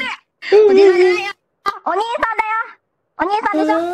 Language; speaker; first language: Japanese; native; Japanese